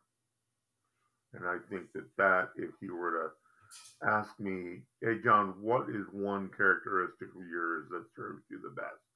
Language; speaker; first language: English; native; English